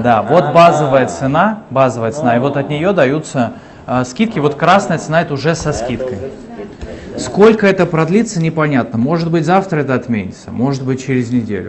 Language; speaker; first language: Russian; native; Russian